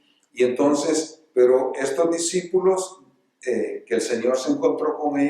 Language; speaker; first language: Spanish; native; Spanish